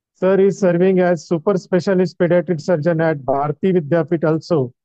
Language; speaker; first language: English; non-native, local second language; Marathi